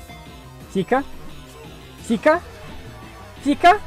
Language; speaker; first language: Portuguese; native; Portuguese